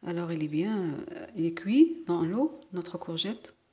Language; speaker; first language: French; non-native, local second language; Arabic